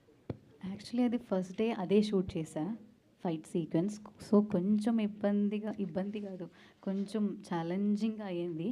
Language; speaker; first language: Telugu; non-native, learner; Malayalam